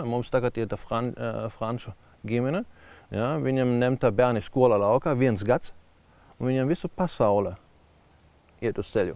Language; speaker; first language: Latvian; non-native, learner; German